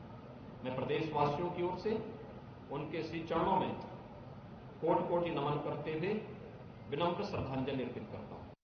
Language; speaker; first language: Hindi; native; Hindi